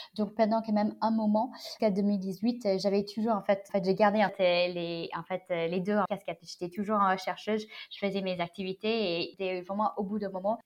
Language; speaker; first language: French; non-native, fluent; English